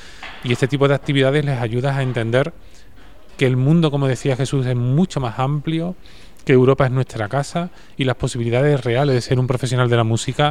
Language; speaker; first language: Spanish; native; Spanish